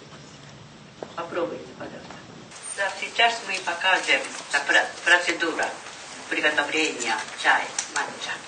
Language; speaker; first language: Russian; non-native, fluent; Japanese